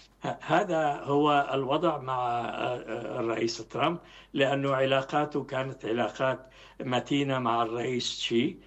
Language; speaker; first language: Arabic; native; Arabic